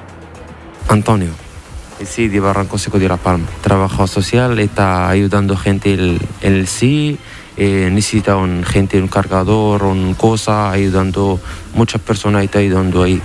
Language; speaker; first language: Spanish; non-native, learner; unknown